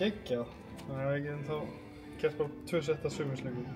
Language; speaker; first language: Icelandic; native; Icelandic